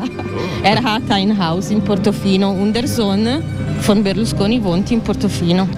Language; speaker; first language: German; non-native, learner; Italian